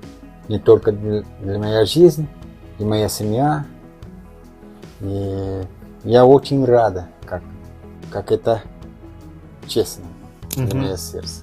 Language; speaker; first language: Russian; non-native, learner; Portuguese